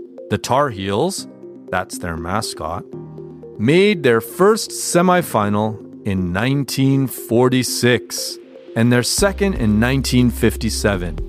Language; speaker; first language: English; native; English